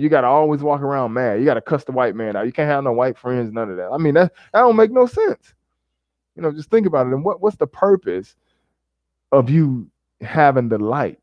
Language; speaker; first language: English; native; English